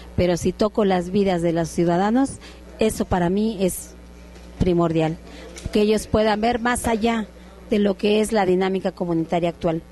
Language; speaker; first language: Spanish; native; Spanish